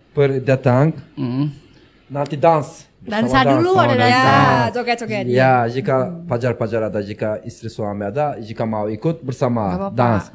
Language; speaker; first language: Indonesian; non-native, learner; Turkish